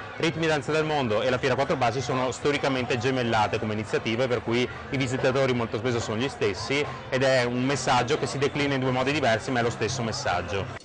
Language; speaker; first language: Italian; native; Italian